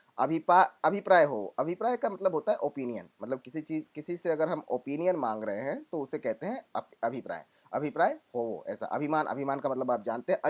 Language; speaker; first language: Hindi; non-native, local second language; Gujarati